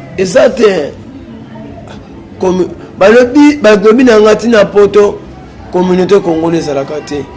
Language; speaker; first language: Lingala; non-native, local second language; Kongo